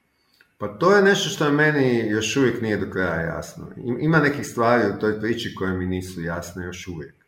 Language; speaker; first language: Serbian; native; Serbian